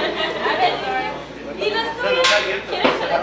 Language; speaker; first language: Spanish; early bilingual, other home language; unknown